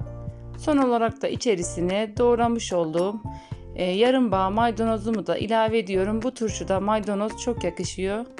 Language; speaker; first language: Turkish; native; Turkish